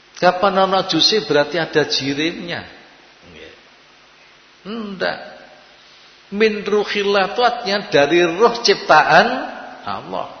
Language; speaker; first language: Indonesian; non-native, local second language; Javanese